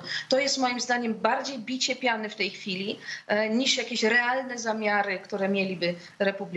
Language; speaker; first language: Polish; native; Polish